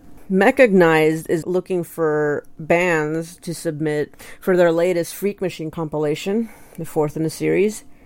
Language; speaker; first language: English; native; English